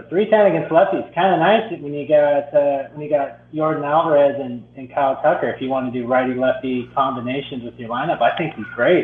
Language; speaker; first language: English; native; English